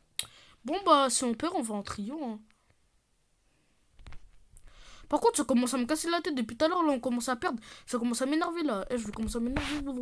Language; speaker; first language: French; native; French